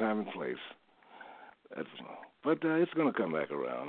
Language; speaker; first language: English; native; English